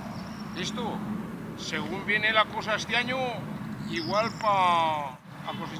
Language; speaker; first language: Spanish; native; Spanish